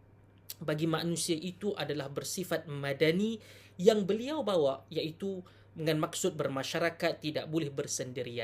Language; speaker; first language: Malay; native; Malay